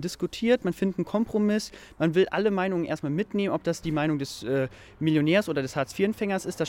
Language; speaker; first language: German; native; German